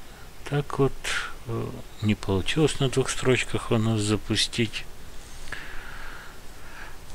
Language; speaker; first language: Russian; native; Russian